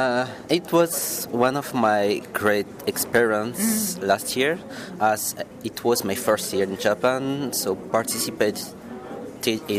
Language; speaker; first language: English; non-native, fluent; Malagasy